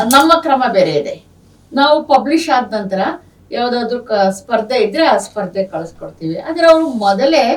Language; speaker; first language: Kannada; non-native, local second language; Urdu